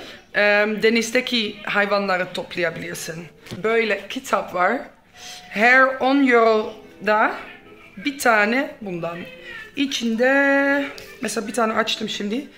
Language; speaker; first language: Turkish; non-native, learner; Dutch